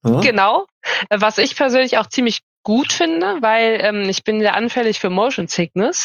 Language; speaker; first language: German; native; German